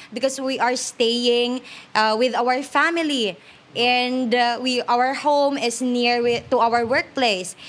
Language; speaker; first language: English; non-native, local second language; Hiligaynon